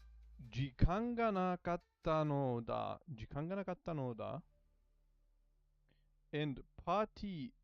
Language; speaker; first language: Japanese; non-native, learner; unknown